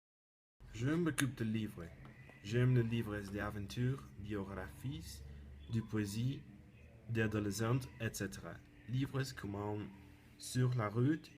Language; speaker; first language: French; non-native, learner; Spanish